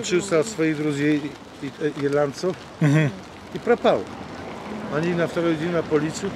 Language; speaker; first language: Russian; non-native, learner; Polish